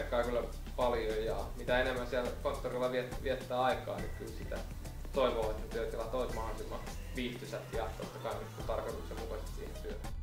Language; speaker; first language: Finnish; native; Finnish